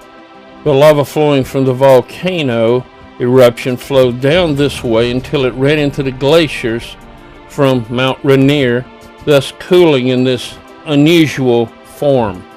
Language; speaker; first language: English; native; English